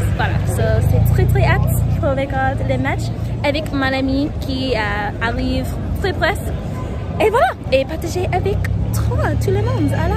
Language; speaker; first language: French; non-native, learner; English